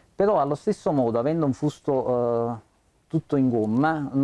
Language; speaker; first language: Italian; native; Italian